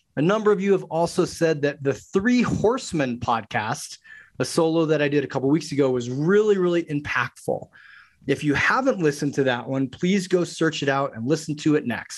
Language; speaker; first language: English; native; English